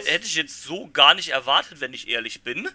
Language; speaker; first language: German; native; German